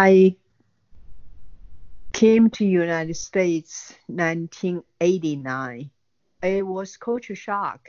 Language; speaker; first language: English; non-native, learner; Chinese